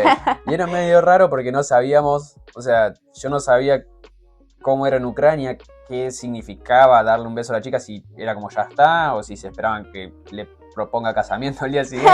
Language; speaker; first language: Spanish; native; Spanish